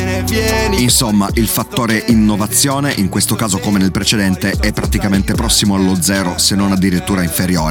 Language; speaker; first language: Italian; native; Italian